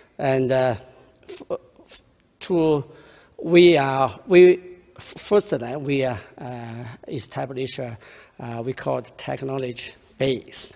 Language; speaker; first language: English; non-native, learner; Chinese